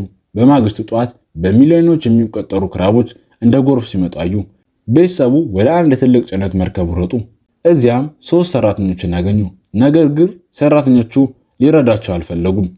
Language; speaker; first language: Amharic; native; Amharic